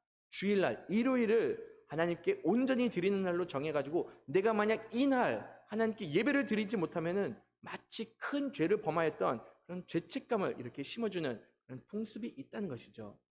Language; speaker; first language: Korean; native; Korean